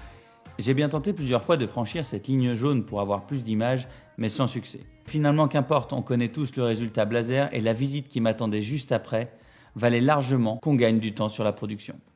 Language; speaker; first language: French; native; French